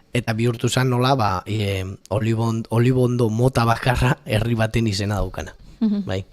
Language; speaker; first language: Basque; native; Basque